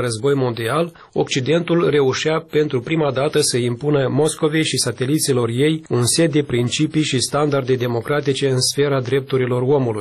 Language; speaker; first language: Romanian; native; Romanian